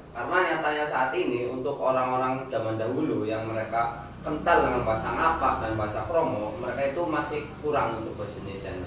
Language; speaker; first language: Indonesian; non-native, local second language; Javanese